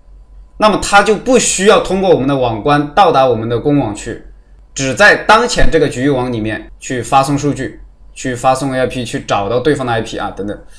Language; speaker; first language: Chinese; native; Chinese